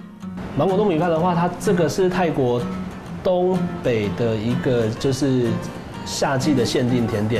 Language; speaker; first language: Chinese; native; Chinese